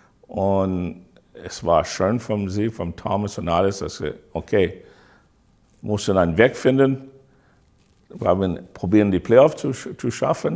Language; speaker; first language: German; non-native, fluent; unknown